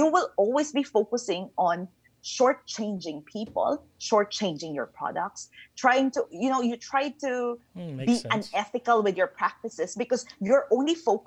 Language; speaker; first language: English; non-native, local second language; Filipino